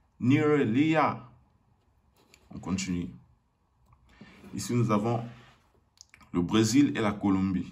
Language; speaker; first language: French; non-native, local second language; Lingala